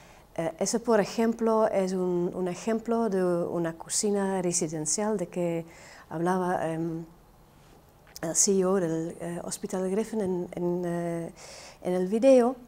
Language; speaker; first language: Spanish; non-native, fluent; Dutch